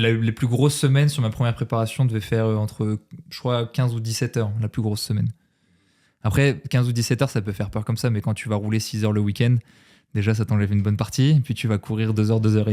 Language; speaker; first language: French; native; French